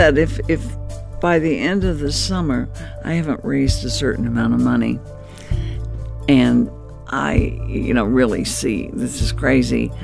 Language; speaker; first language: English; native; English